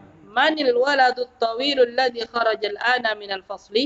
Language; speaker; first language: Arabic; non-native, fluent; Indonesian